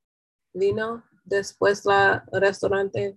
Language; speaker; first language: Spanish; non-native, learner; English